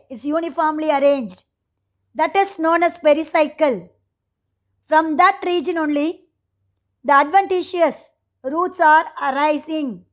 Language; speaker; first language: English; non-native, local second language; Tamil